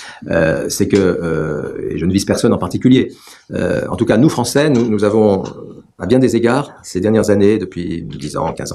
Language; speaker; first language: French; native; French